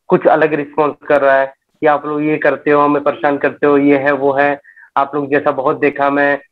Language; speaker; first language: Hindi; native; Hindi